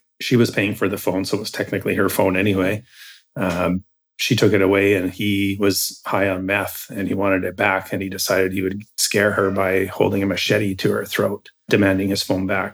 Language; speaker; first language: English; native; English